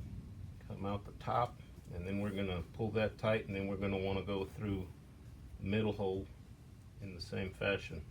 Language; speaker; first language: English; native; English